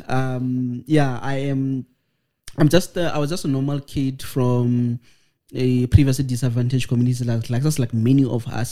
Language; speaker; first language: English; non-native, local second language; Northern Sotho